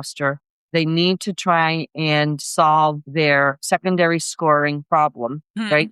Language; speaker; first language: English; native; English